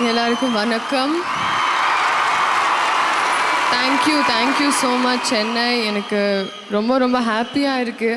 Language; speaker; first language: Tamil; non-native, learner; Telugu